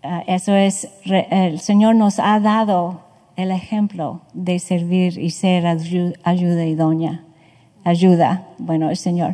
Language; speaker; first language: Spanish; non-native, fluent; English